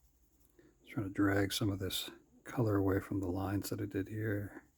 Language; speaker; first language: English; native; English